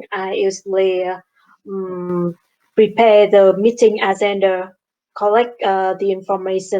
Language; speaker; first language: English; non-native, learner; Vietnamese